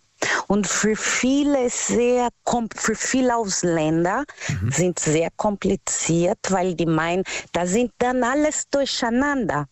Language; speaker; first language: German; non-native, learner; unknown